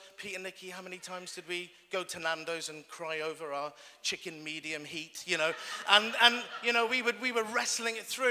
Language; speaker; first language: English; native; English